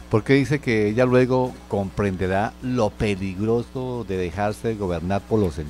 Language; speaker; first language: Spanish; native; Spanish